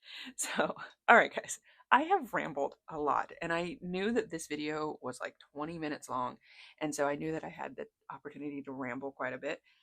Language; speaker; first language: English; native; English